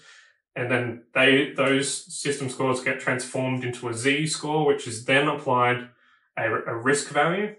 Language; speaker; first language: English; native; English